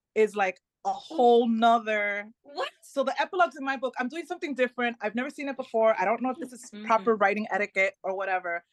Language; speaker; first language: English; early bilingual, other home language; Spanish